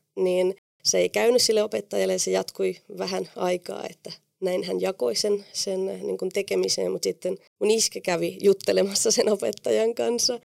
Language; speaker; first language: Finnish; non-native, fluent; Spanish